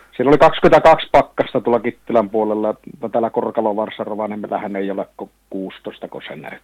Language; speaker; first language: Finnish; native; Finnish